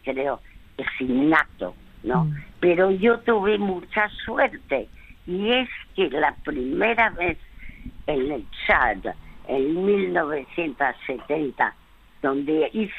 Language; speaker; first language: Spanish; early bilingual, other home language; French